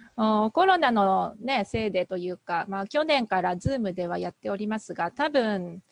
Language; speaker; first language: Japanese; native; Japanese